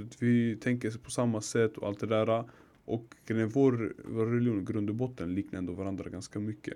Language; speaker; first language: Swedish; early bilingual, other home language; Arabic